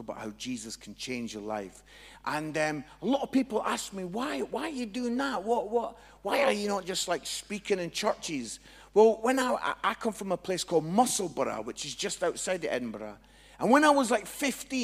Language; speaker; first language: English; native; English